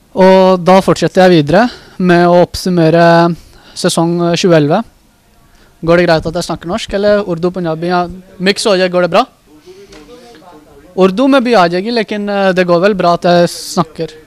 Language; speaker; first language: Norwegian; early bilingual, other home language; Urdu